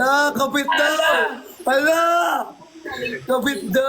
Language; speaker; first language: Filipino; native; Filipino